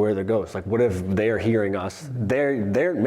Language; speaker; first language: English; native; English